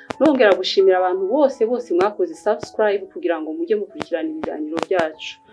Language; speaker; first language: Kinyarwanda; early bilingual, heritage; Kinyarwanda